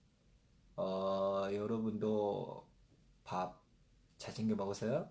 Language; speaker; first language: Korean; non-native, fluent; Chinese